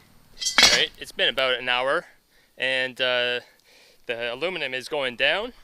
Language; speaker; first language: English; native; English